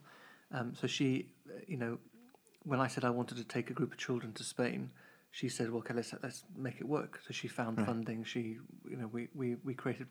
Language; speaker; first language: English; native; English